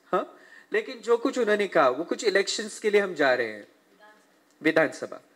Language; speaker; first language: Hindi; non-native, local second language; Marathi